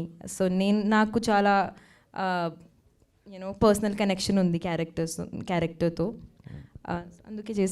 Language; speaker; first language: Telugu; non-native, fluent; Hindi